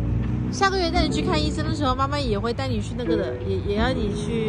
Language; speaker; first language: Chinese; native; Chinese